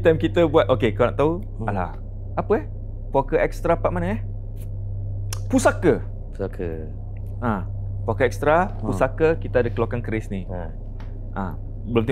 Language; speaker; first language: Malay; native; Malay